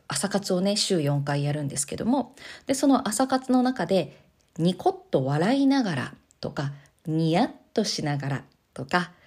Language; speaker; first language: Japanese; native; Japanese